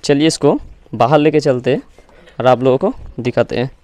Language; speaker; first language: Hindi; non-native, local second language; Bangla